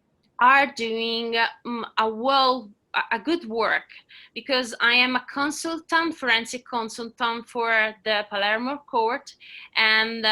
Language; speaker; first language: English; non-native, learner; Italian